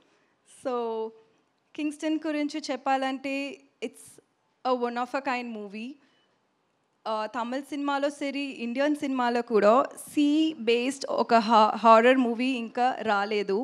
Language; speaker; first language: Telugu; non-native, learner; Tamil